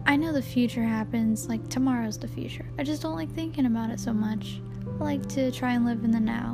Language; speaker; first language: English; native; English